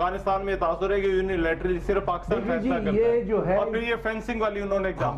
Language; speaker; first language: Urdu; native; Urdu